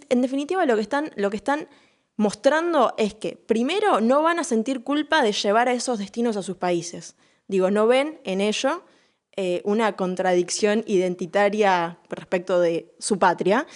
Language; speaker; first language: Spanish; native; Spanish